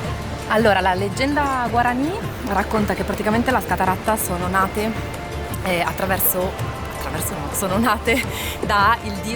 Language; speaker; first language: Italian; native; Italian